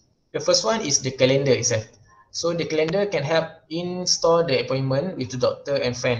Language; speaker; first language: English; non-native, local second language; Malay